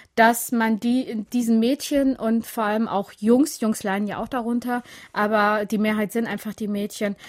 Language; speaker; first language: German; early bilingual, other home language; Albanian